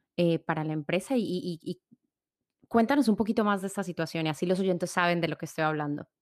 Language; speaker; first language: Spanish; native; Spanish